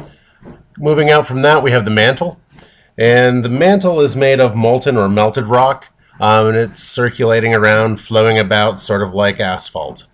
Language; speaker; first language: English; native; English